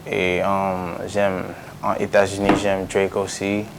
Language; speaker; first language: French; non-native, local second language; English